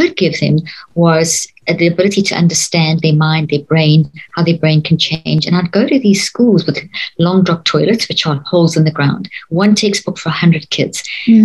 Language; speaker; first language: English; native; English